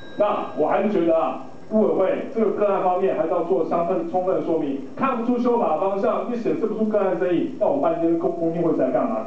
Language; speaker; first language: Chinese; native; Chinese